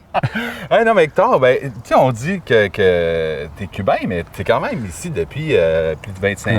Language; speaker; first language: French; native; French